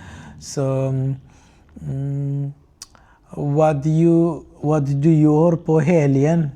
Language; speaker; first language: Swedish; non-native, learner; Malayalam